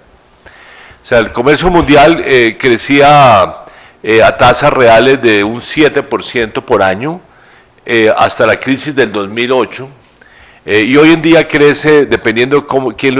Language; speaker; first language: Spanish; native; Spanish